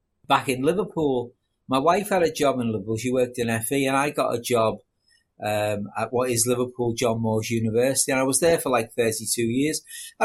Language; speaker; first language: English; native; English